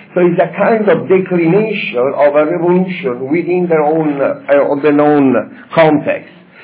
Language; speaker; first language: English; non-native, fluent; Italian